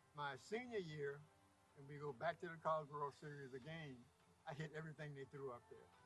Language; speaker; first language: English; native; English